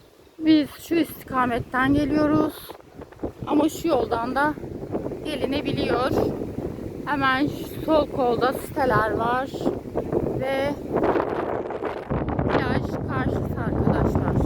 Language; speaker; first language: Turkish; native; Turkish